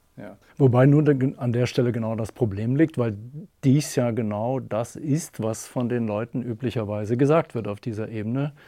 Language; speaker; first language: German; native; German